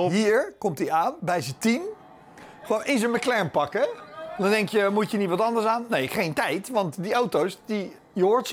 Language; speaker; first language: Dutch; native; Dutch